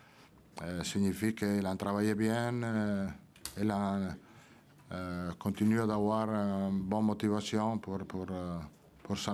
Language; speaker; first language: French; non-native, fluent; Italian